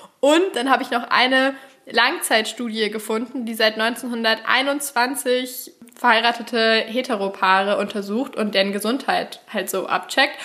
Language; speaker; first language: German; native; German